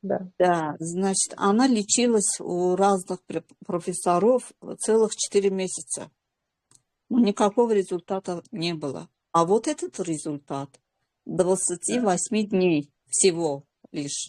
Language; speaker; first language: Russian; non-native, local second language; Azerbaijani